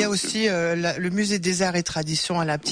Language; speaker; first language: French; native; French